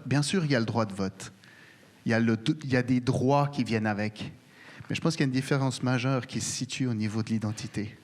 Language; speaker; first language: French; native; French